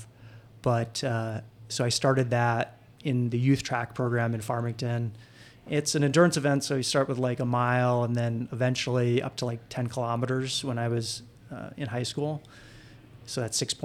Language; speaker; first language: English; native; English